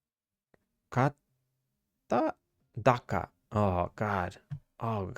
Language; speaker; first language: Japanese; non-native, learner; English